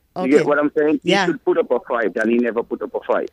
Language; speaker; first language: English; non-native, local second language; Jamaican Creole English